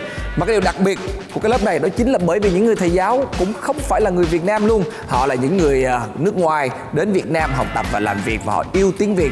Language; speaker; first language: Vietnamese; native; Vietnamese